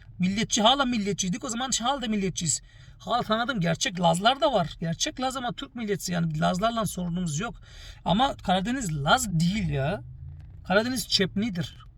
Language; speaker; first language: Turkish; early bilingual, heritage; Turkish